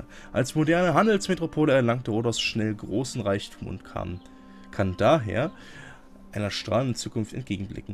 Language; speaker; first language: German; native; German